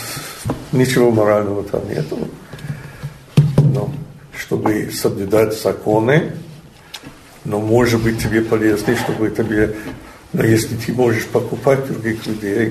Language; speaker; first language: Russian; non-native, learner; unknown